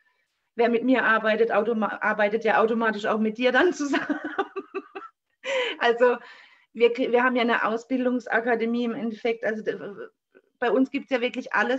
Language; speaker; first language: German; native; German